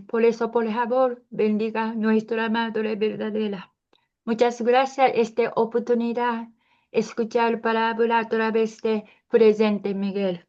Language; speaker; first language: Spanish; non-native, learner; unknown